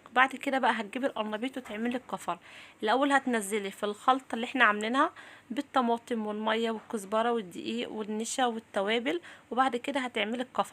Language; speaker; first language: Arabic; native; Arabic